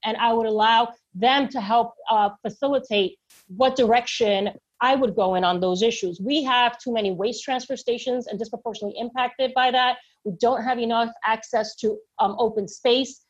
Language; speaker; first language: English; non-native, local second language; Spanish